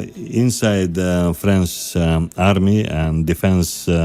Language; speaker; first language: English; non-native, fluent; Macedonian